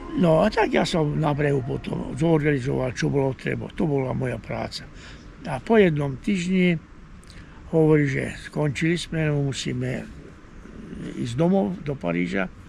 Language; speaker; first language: Slovak; non-native, local second language; Hungarian